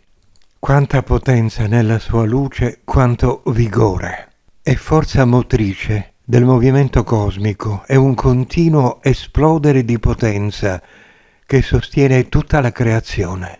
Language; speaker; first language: Italian; native; Italian